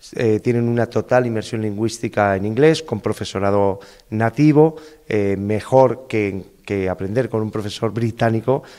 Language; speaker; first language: Spanish; native; Spanish